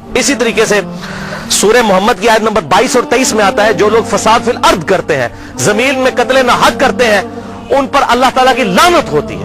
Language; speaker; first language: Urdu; non-native, local second language; Punjabi